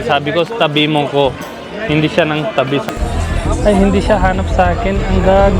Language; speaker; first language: Filipino; non-native, learner; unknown